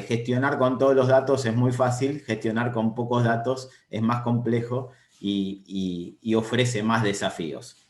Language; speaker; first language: Spanish; native; Spanish